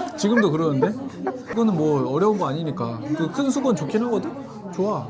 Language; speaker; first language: Korean; native; Korean